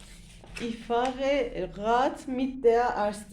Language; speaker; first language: German; non-native, learner; Turkish